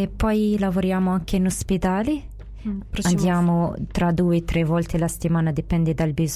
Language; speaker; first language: Italian; non-native, fluent; Arabic